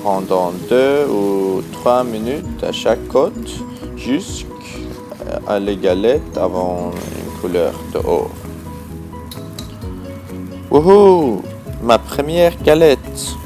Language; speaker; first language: French; non-native, learner; Swedish